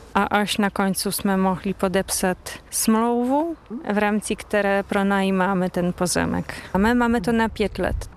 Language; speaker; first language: Czech; non-native, fluent; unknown